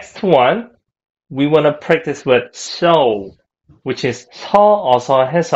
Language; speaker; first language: English; non-native, fluent; Korean